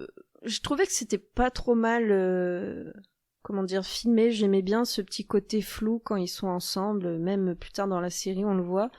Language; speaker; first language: French; native; French